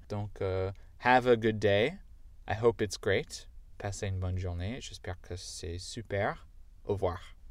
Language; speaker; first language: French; non-native, fluent; English